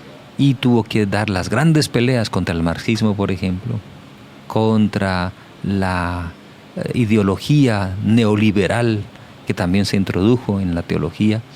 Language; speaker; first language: Spanish; native; Spanish